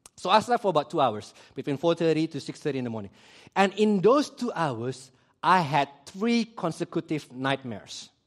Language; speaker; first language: English; early bilingual, other home language; Indonesian